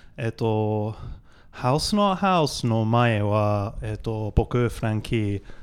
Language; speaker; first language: Japanese; non-native, fluent; English